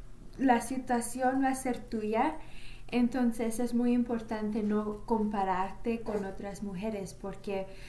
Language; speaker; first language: Spanish; early bilingual, heritage; Spanish